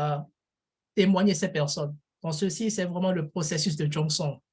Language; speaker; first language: French; non-native, fluent; Korean